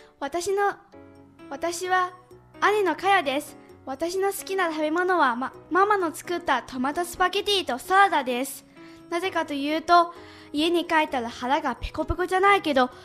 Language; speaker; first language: Japanese; early bilingual, other home language; Chinese